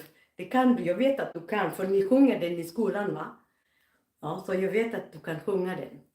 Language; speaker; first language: Swedish; non-native, fluent; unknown